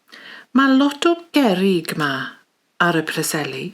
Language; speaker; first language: Welsh; native; Welsh